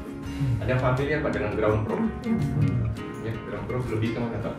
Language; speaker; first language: Indonesian; native; Indonesian